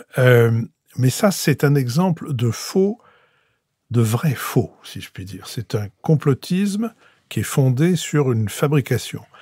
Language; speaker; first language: French; native; French